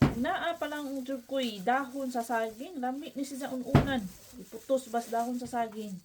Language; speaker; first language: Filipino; non-native, local second language; Cebuano